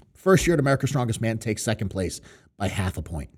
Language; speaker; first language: English; native; English